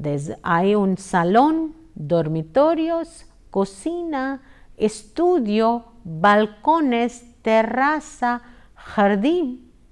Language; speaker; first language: Spanish; non-native, fluent; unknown